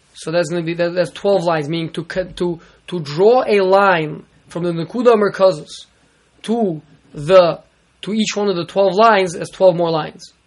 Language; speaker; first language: English; native; English